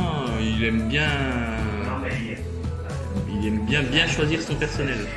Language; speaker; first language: French; native; French